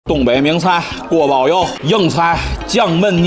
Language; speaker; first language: Chinese; native; Chinese